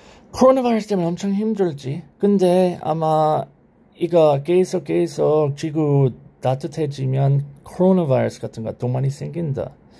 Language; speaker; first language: Korean; non-native, learner; English